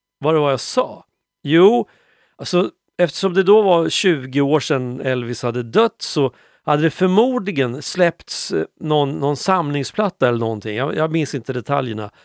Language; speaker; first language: Swedish; native; Swedish